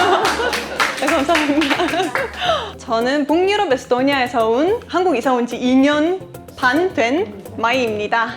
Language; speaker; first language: Korean; non-native, fluent; Estonian